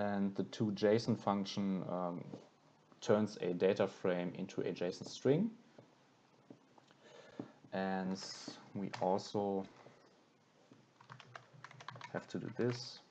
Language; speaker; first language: English; non-native, fluent; German